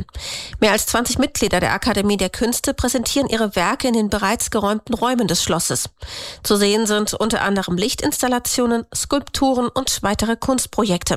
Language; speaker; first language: German; native; German